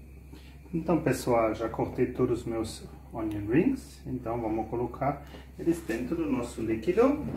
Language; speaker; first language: Portuguese; non-native, fluent; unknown